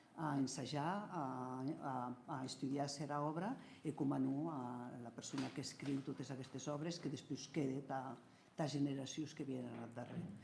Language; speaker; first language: Catalan; non-native, local second language; Occitan